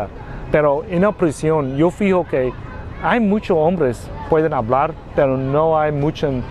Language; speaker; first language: Spanish; non-native, learner; Vietnamese